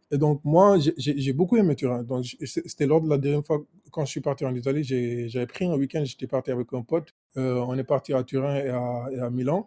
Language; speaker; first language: French; non-native, local second language; Wolof